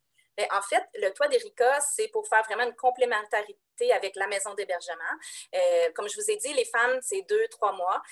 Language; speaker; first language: French; native; French